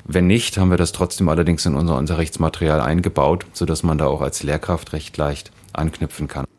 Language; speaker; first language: German; native; German